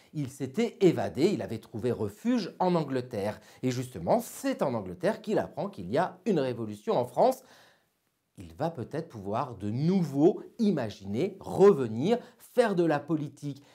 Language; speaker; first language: French; native; French